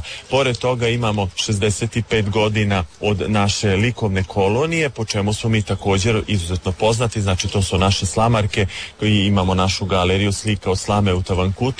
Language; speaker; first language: Serbian; native; Serbian